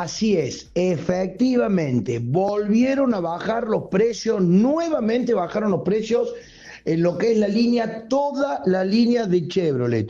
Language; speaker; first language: Spanish; native; Spanish